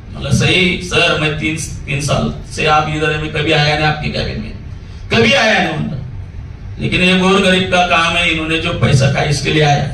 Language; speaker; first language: Hindi; non-native, local second language; Marathi